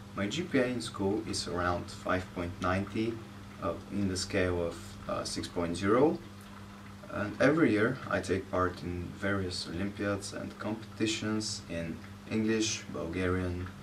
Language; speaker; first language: English; non-native, fluent; Bulgarian